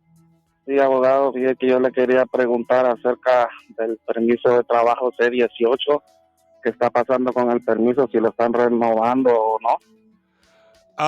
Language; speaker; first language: Spanish; native; Spanish